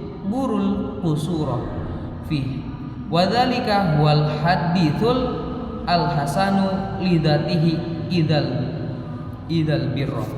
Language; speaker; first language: Arabic; non-native, learner; Indonesian